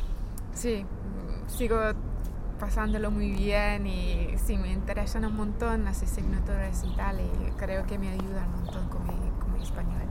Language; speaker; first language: Spanish; non-native, fluent; English